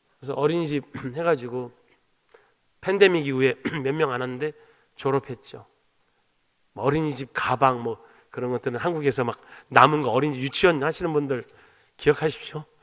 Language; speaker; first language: Korean; native; Korean